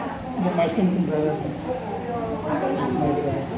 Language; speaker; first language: English; non-native, learner; Bangla